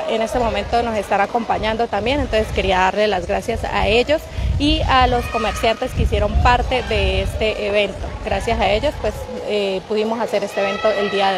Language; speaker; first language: Spanish; native; Spanish